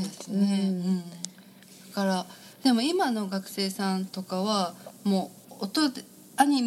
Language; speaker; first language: Japanese; native; Japanese